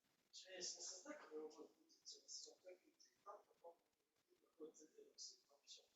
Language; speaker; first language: Russian; native; Russian